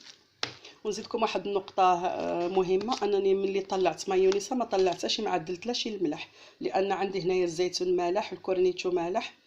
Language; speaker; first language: Arabic; native; Arabic